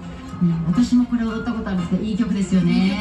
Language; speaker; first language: Japanese; native; Japanese